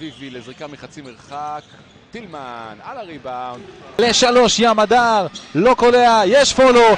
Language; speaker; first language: Hebrew; native; Hebrew